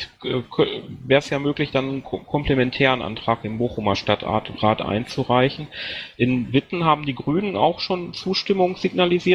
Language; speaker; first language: German; native; German